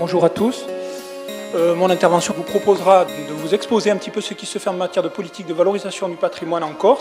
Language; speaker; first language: French; native; French